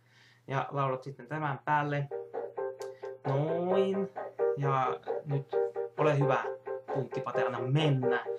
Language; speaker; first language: Finnish; native; Finnish